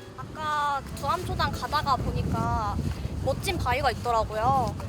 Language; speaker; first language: Korean; native; Korean